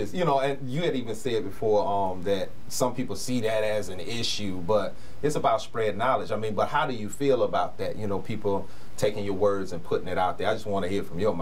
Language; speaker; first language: English; native; English